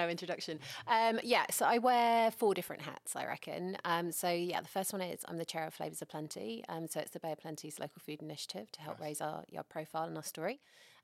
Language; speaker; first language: English; native; English